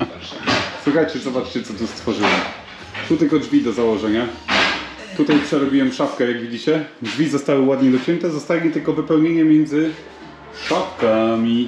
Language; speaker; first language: Polish; native; Polish